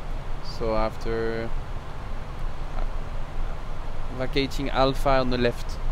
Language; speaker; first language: English; non-native, fluent; French